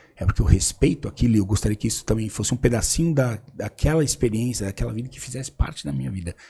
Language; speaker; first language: Portuguese; native; Portuguese